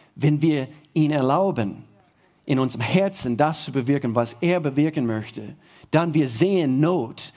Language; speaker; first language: German; non-native, fluent; English